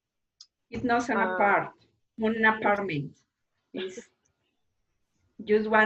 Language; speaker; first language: English; non-native, learner; Spanish